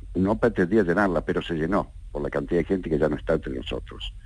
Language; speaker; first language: Spanish; native; Spanish